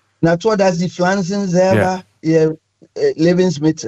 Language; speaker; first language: German; non-native, fluent; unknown